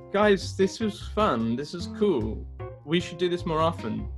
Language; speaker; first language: English; native; English